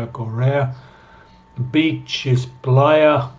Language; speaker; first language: Spanish; non-native, fluent; English